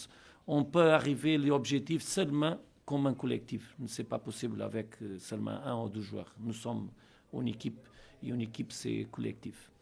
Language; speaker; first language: French; non-native, learner; Portuguese